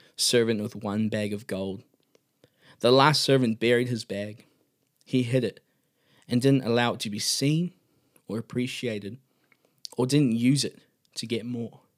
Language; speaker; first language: English; native; English